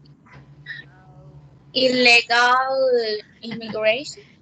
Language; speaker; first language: English; non-native, learner; Spanish